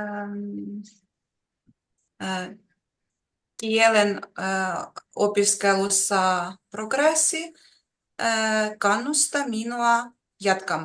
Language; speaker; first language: Finnish; non-native, learner; Russian